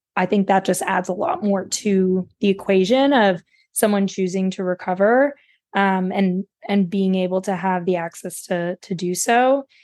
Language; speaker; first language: English; native; English